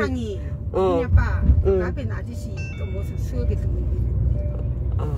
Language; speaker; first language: Korean; native; Korean